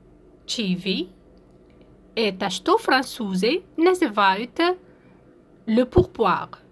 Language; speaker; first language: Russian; non-native, fluent; French